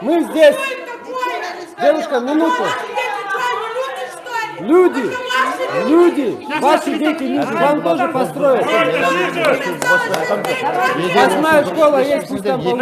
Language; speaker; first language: Russian; non-native, local second language; Kazakh